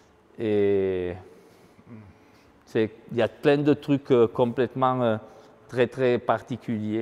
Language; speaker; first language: French; non-native, fluent; Italian